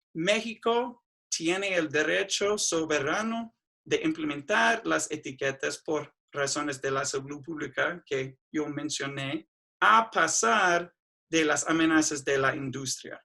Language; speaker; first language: Spanish; non-native, fluent; English